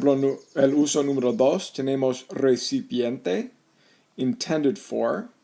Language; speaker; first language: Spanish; non-native, fluent; English